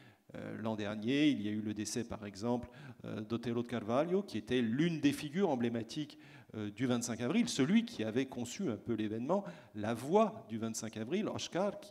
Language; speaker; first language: French; native; French